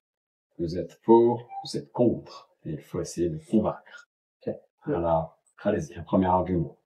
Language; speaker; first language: French; native; French